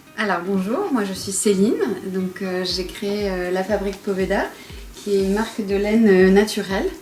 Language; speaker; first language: French; native; French